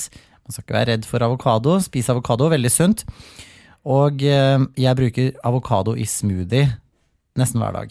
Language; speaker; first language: Norwegian; native; Norwegian